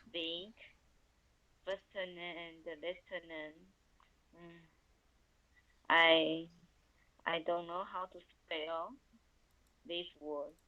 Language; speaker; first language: English; non-native, learner; Chinese